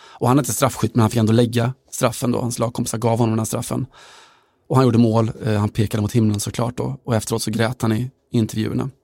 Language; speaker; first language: Swedish; native; Swedish